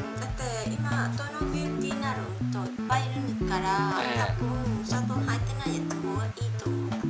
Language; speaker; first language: Japanese; non-native, learner; Vietnamese